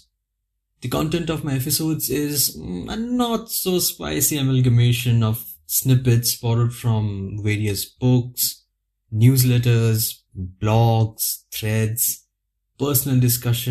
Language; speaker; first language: English; non-native, local second language; Hindi